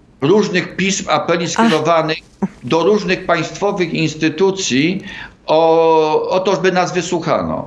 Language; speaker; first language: Polish; native; Polish